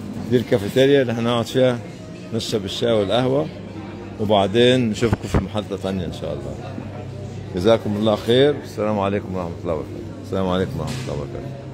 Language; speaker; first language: Arabic; native; Arabic